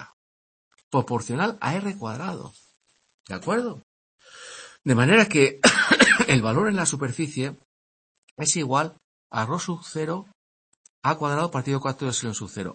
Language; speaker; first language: Spanish; native; Spanish